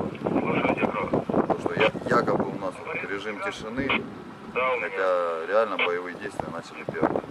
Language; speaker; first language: Russian; native; Russian